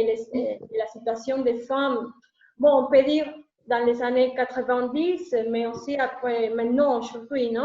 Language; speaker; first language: French; non-native, learner; Spanish